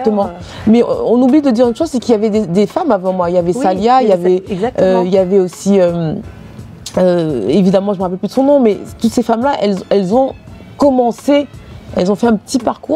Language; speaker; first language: French; native; French